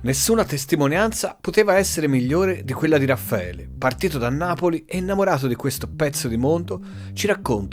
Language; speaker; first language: Italian; native; Italian